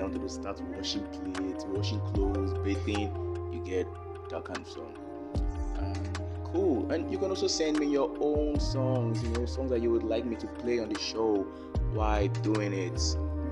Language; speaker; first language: English; non-native, local second language; Yoruba